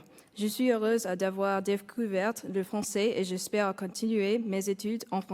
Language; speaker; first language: French; non-native, learner; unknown